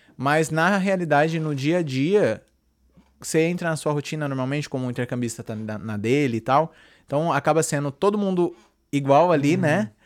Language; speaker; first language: Portuguese; native; Portuguese